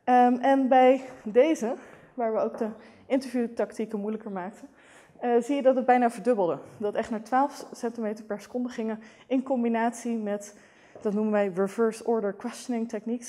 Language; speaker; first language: Dutch; native; Dutch